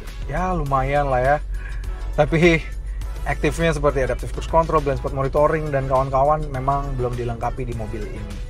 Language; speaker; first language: Indonesian; native; Indonesian